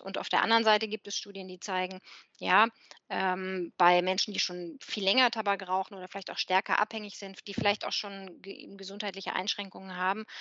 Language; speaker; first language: German; native; German